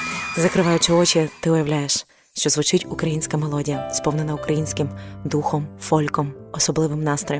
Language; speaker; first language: Ukrainian; native; Ukrainian